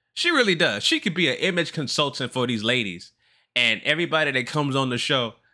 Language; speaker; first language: English; native; English